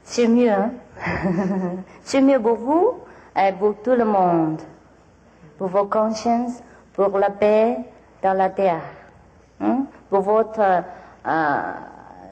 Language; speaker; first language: French; non-native, learner; Vietnamese